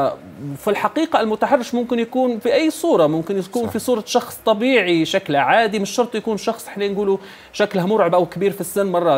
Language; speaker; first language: Arabic; native; Arabic